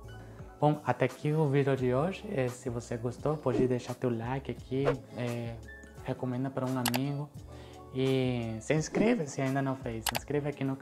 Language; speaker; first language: Portuguese; non-native, fluent; Spanish